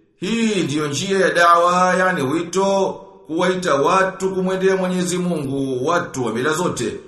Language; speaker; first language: Swahili; native; Swahili